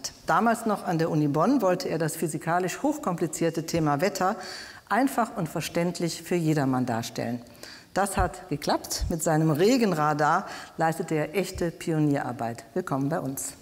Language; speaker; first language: German; native; German